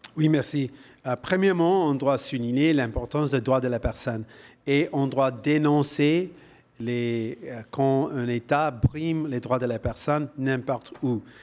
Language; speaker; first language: French; non-native, local second language; English